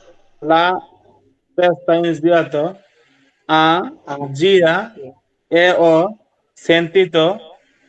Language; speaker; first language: Italian; non-native, learner; Bangla